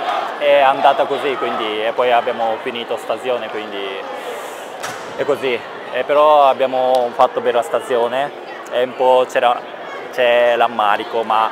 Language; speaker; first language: Italian; non-native, learner; Japanese